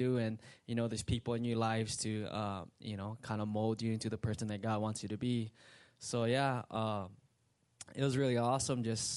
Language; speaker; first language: English; native; English